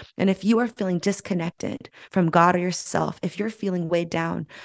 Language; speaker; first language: English; native; English